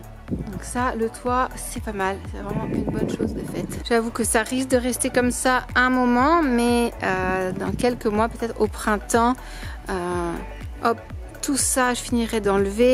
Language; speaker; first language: French; native; French